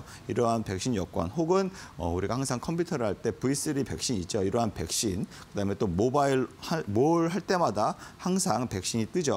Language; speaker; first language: Korean; native; Korean